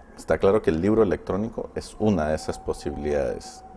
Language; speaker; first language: Spanish; native; Spanish